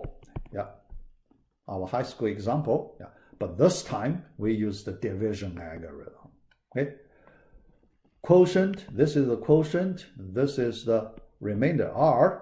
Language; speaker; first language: English; non-native, fluent; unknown